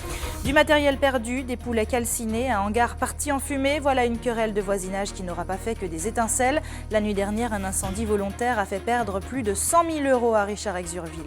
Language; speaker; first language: French; native; French